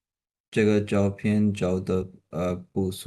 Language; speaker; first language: Chinese; non-native, learner; Urdu